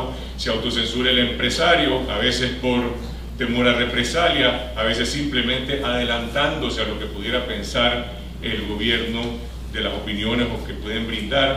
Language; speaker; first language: Spanish; native; Spanish